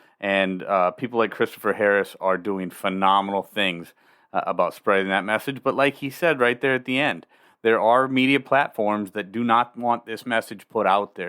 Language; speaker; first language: English; native; English